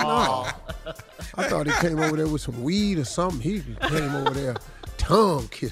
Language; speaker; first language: English; native; English